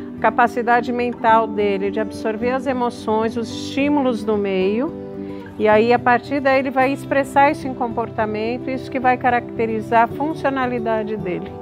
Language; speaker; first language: Portuguese; native; Portuguese